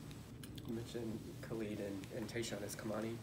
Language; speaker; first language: English; native; English